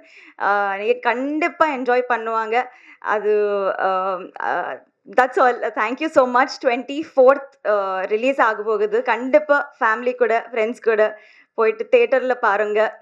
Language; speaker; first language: Tamil; non-native, learner; Telugu